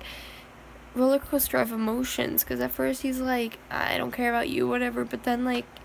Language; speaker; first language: English; native; English